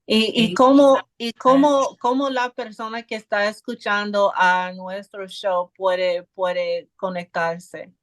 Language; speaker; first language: Spanish; non-native, learner; English